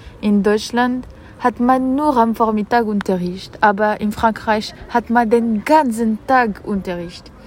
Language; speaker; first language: German; non-native, fluent; French